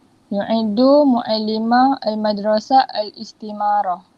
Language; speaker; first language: Arabic; non-native, learner; Malay